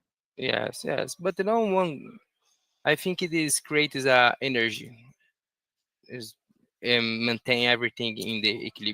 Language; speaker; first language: English; non-native, learner; Portuguese